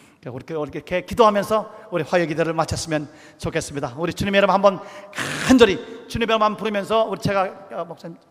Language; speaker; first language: Korean; native; Korean